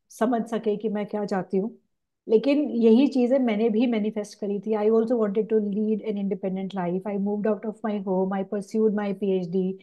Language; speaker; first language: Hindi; native; Hindi